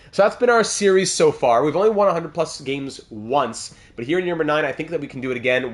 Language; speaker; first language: English; native; English